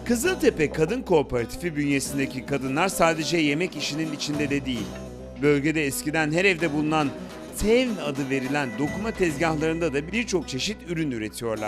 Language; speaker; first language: Turkish; native; Turkish